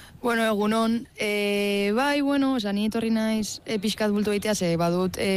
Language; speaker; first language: Basque; native; Basque